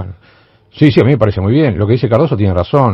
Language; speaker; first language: Spanish; native; Spanish